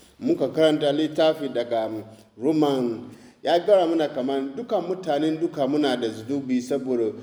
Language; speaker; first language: Hausa; non-native, local second language; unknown